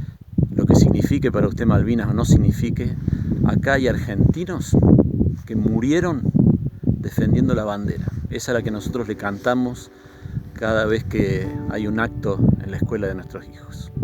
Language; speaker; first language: Spanish; native; Spanish